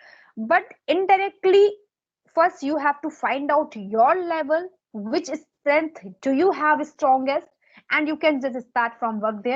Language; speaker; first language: English; non-native, local second language; Hindi